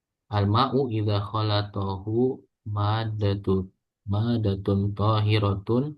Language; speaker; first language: Arabic; non-native, fluent; Indonesian